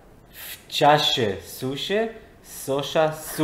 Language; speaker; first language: Polish; non-native, learner; Hebrew